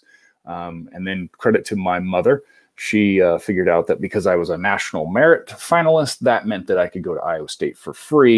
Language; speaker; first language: English; native; English